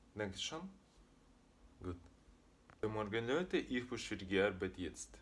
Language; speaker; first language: German; non-native, learner; Russian